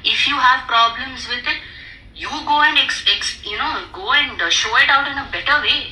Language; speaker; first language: English; non-native, local second language; Kannada